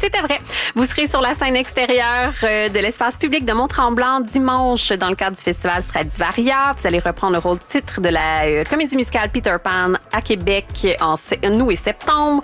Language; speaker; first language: French; native; French